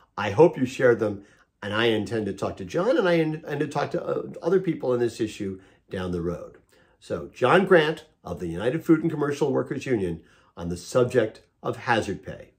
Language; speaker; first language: English; native; English